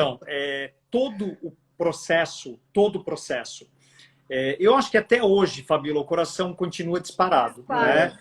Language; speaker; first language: Portuguese; native; Portuguese